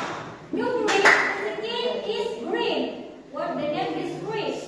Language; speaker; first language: English; non-native, learner; Indonesian